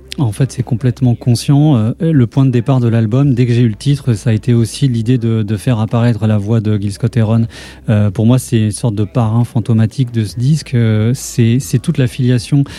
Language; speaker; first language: French; native; French